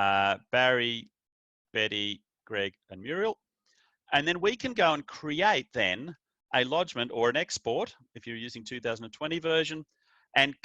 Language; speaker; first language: English; native; English